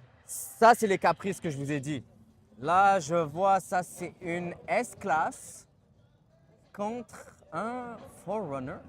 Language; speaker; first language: French; native; French